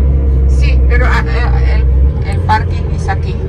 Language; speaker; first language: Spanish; non-native, learner; Filipino